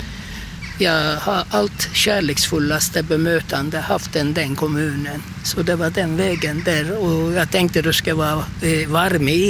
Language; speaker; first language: Swedish; non-native, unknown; Turkish